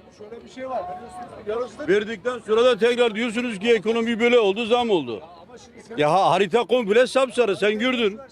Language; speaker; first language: Turkish; native; Turkish